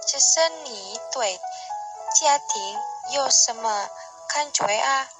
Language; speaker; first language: Chinese; non-native, learner; Indonesian